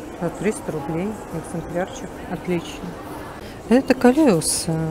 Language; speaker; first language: Russian; native; Russian